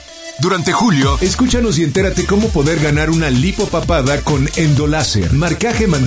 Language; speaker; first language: Spanish; native; Spanish